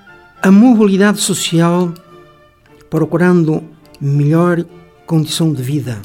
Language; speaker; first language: Portuguese; native; Portuguese